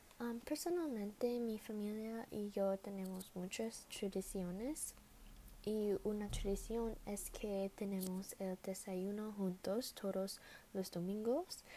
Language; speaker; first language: Spanish; non-native, learner; English